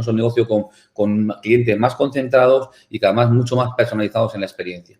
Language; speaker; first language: Spanish; native; Spanish